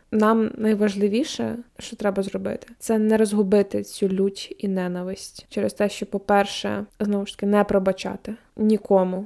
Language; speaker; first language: Ukrainian; native; Ukrainian